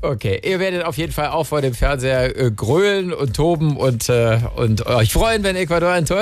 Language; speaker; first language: German; native; German